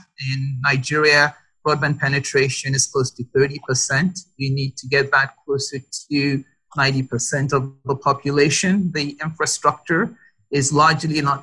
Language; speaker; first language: English; non-native, local second language; Yoruba